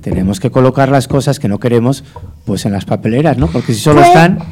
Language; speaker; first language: Spanish; native; Spanish